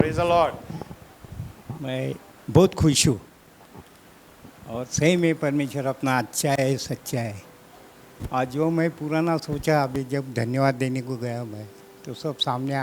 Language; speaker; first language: Hindi; non-native, local second language; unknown